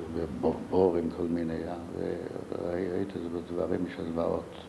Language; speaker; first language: Hebrew; non-native, fluent; Yiddish